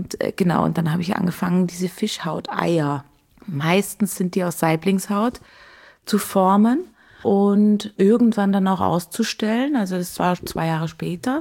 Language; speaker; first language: German; native; German